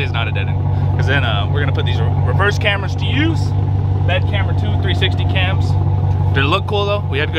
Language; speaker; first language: English; native; English